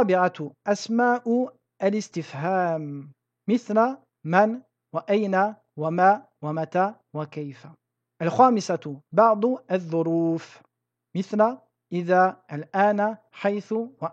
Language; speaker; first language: Arabic; non-native, fluent; French